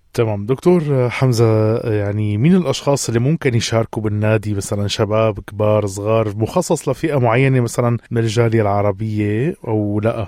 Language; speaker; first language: Arabic; native; Arabic